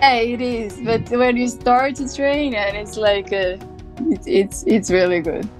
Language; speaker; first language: English; non-native, learner; Macedonian